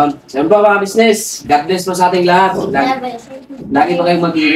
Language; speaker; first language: Filipino; non-native, local second language; Hiligaynon